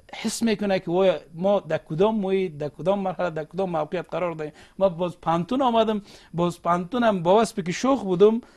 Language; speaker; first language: Persian; non-native, local second language; Uzbek